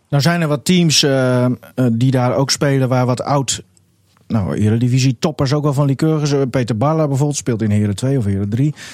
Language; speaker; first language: Dutch; native; Dutch